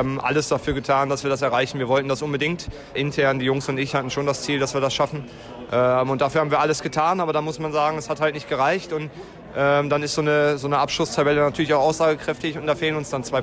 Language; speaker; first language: German; native; German